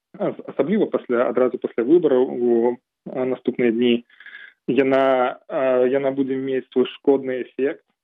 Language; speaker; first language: Belarusian; non-native, local second language; Russian